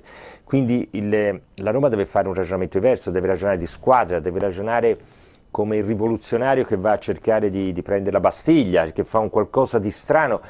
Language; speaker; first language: Italian; native; Italian